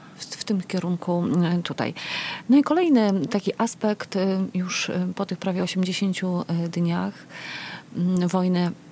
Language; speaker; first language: Polish; native; Polish